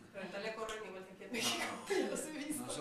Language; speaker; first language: Spanish; native; Spanish